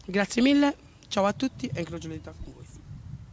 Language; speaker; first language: Italian; native; Italian